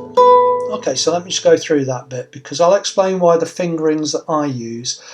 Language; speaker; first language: English; native; English